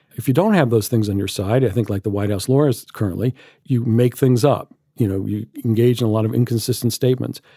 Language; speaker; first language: English; native; English